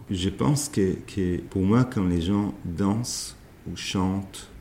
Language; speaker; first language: French; non-native, fluent; Hebrew